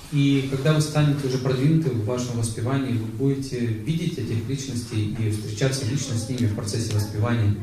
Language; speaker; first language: Russian; native; Russian